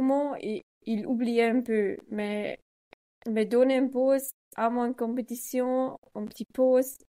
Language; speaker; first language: French; non-native, learner; Swiss German